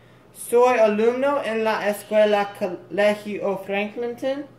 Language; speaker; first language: Spanish; non-native, learner; English